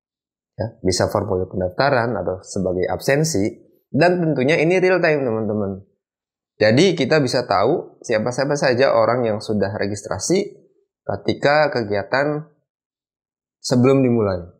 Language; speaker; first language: Indonesian; native; Indonesian